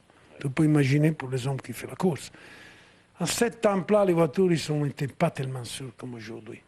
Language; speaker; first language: French; non-native, fluent; Italian